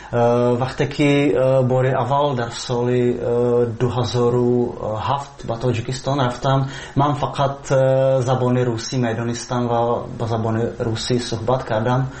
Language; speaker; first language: Persian; non-native, fluent; Slovak